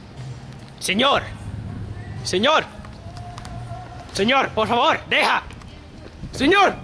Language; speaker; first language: Spanish; non-native, learner; English